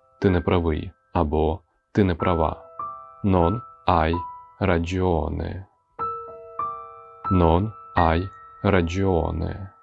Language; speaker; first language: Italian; non-native, fluent; Ukrainian